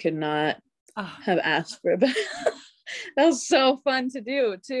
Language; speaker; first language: English; native; English